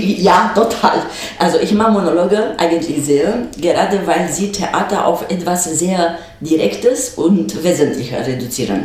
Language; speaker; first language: German; non-native, fluent; Romanian